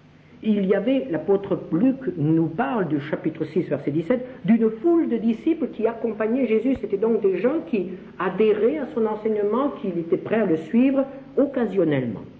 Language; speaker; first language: French; native; French